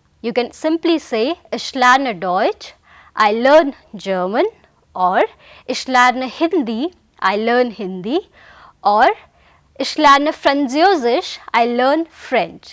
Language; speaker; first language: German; non-native, fluent; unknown